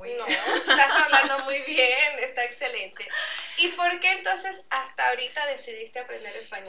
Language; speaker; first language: Portuguese; non-native, fluent; Spanish